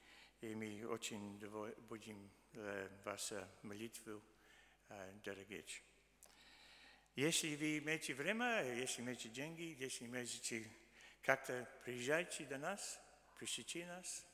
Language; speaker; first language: Russian; early bilingual, heritage; Russian